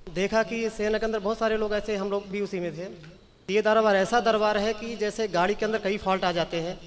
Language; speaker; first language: Hindi; native; Hindi